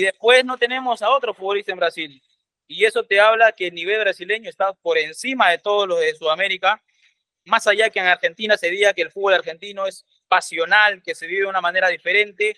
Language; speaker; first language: Spanish; native; Spanish